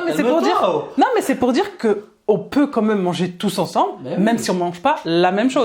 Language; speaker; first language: French; native; French